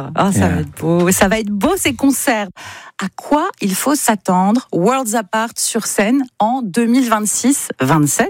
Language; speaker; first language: French; native; French